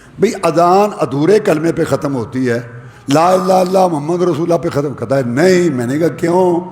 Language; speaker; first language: Urdu; non-native, local second language; Punjabi